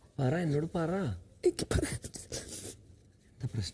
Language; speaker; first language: Malayalam; native; Malayalam